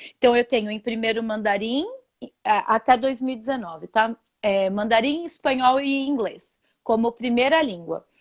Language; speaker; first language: Portuguese; native; Portuguese